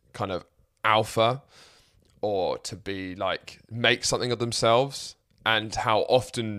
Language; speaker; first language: English; native; English